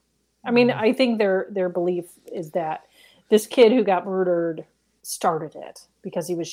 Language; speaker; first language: English; native; English